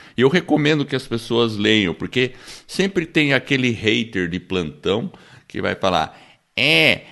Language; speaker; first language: Portuguese; early bilingual, other home language; English